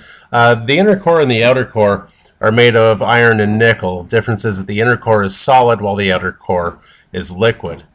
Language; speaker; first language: English; native; English